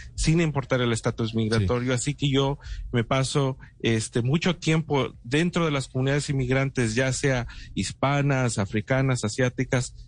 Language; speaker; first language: Spanish; early bilingual, heritage; Spanish